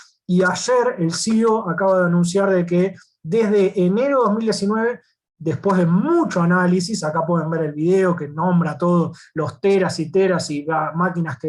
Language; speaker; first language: Spanish; native; Spanish